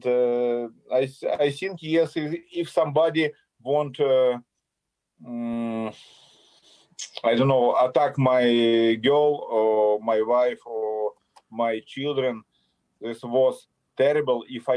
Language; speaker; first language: English; non-native, learner; Ukrainian